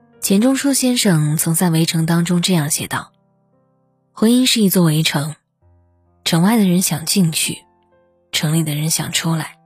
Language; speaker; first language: Chinese; native; Chinese